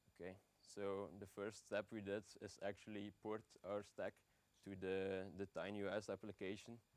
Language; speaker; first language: English; non-native, fluent; Dutch